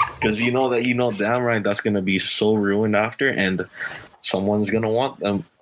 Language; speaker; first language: English; early bilingual, other home language; Filipino